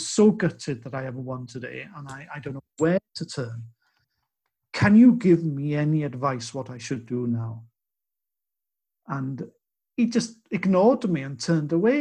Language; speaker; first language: English; native; English